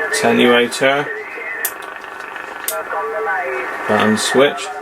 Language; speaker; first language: English; native; English